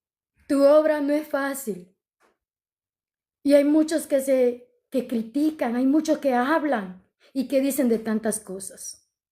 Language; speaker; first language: Spanish; native; Spanish